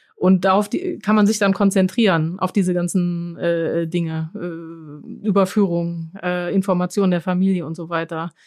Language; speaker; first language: German; non-native, fluent; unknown